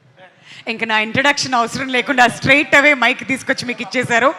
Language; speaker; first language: Telugu; native; Telugu